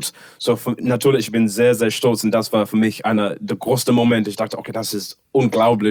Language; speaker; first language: German; non-native, learner; English